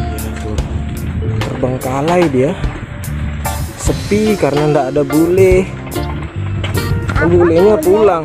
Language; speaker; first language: Indonesian; native; Indonesian